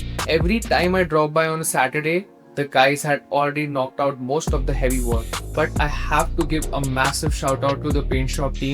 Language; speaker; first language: English; non-native, local second language; Hindi